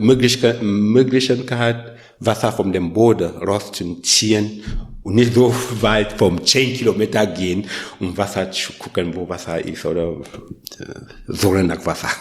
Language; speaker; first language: German; non-native, learner; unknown